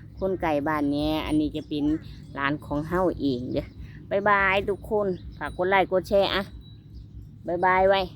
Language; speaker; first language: Thai; non-native, local second language; Lao